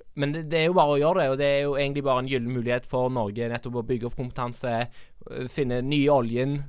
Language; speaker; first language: Norwegian; native; Norwegian